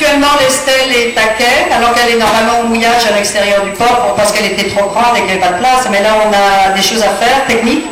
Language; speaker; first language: French; native; French